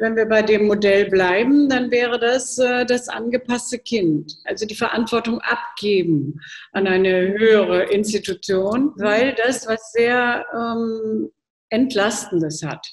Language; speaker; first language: German; native; German